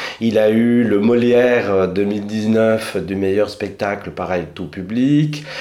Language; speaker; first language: French; non-native, fluent; Spanish